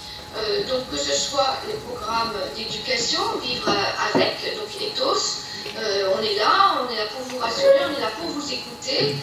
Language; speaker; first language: French; native; French